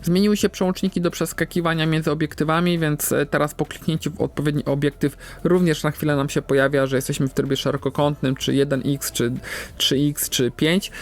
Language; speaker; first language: Polish; native; Polish